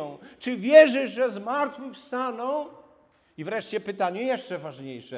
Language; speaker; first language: Polish; native; Polish